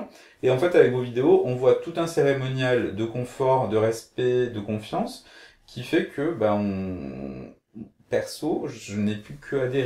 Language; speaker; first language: French; native; French